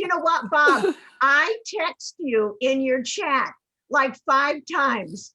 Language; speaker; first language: English; native; English